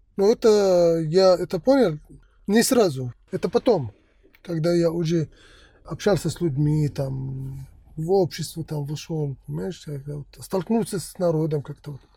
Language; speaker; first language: Russian; non-native, fluent; Arabic